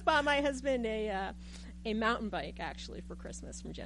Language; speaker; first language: English; native; English